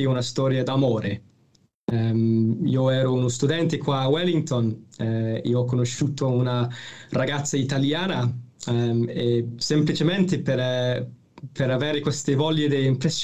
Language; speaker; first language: Italian; non-native, fluent; English